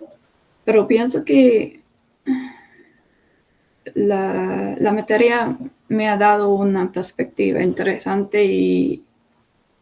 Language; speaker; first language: Spanish; non-native, fluent; English